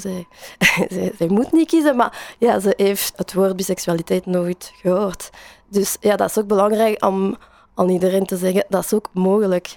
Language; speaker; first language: Dutch; non-native, learner; French